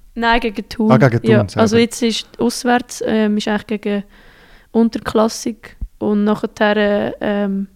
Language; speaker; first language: German; native; German